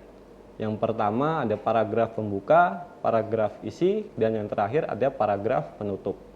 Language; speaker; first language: Indonesian; native; Indonesian